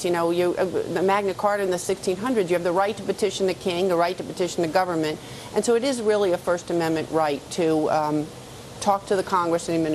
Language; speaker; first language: English; native; English